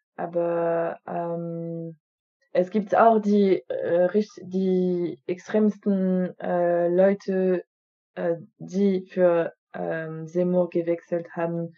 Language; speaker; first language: German; non-native, fluent; French